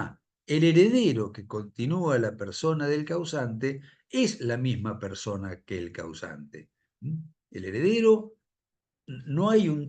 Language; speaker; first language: Spanish; native; Spanish